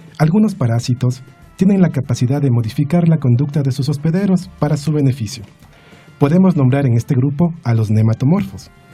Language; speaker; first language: Spanish; native; Spanish